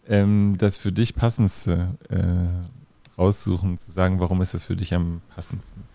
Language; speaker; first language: German; native; German